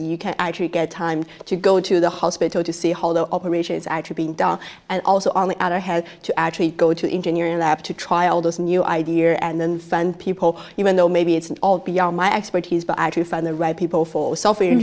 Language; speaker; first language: English; non-native, fluent; Chinese